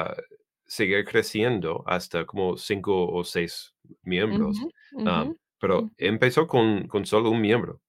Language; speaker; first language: Spanish; non-native, learner; English